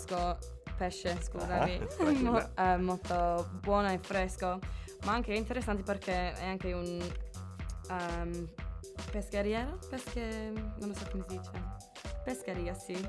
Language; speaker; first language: Italian; non-native, learner; English